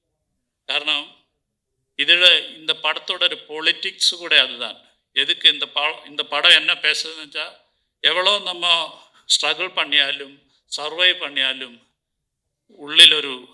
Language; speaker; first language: Tamil; non-native, learner; Malayalam